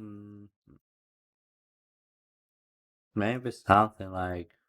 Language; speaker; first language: English; non-native, learner; Ukrainian